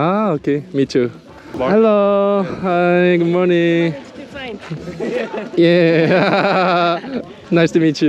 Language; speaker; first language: English; non-native, learner; Korean